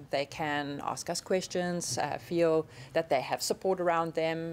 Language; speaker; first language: English; native; English